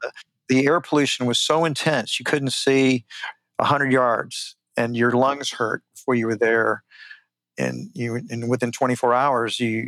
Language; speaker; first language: English; native; English